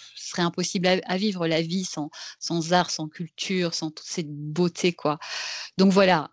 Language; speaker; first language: French; native; French